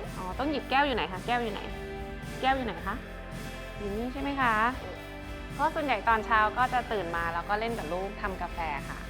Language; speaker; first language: Thai; early bilingual, other home language; Chinese